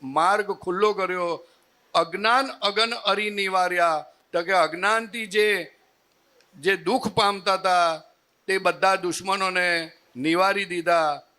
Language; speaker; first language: Gujarati; native; Gujarati